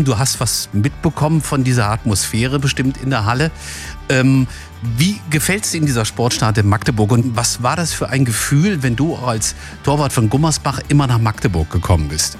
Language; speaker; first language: German; native; German